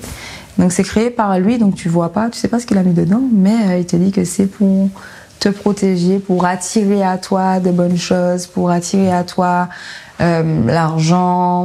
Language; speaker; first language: French; native; French